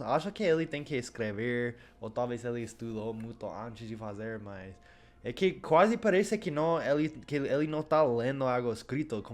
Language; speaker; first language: Portuguese; non-native, learner; English